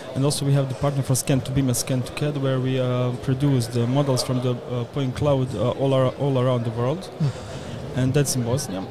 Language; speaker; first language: English; non-native, fluent; Bosnian